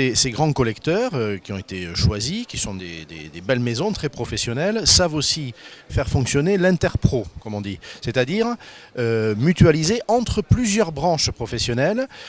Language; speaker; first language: French; native; French